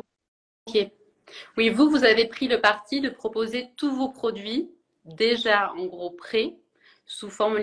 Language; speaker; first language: French; native; French